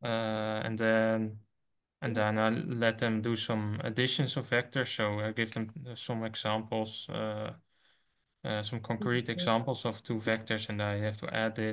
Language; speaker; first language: English; non-native, fluent; Dutch